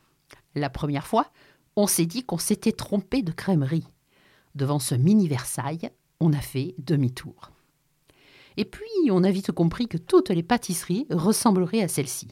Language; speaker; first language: French; native; French